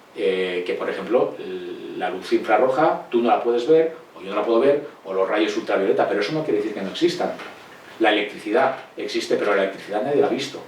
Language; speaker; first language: Spanish; native; Spanish